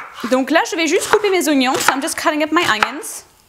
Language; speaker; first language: French; native; French